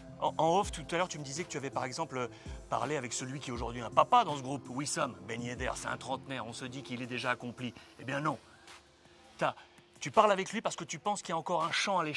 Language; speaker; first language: French; native; French